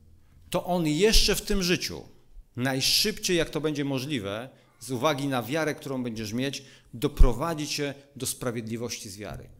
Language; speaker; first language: Polish; native; Polish